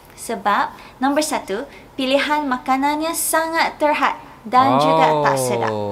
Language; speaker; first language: Malay; native; Malay